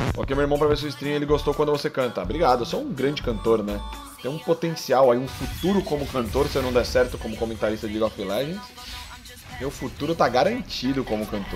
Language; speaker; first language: Portuguese; native; Portuguese